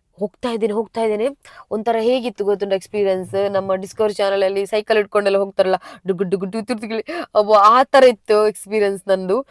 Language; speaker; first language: Kannada; non-native, local second language; Tulu